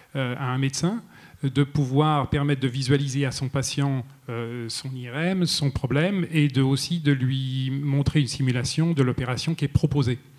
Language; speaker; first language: French; native; French